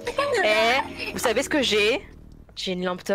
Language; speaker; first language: French; native; French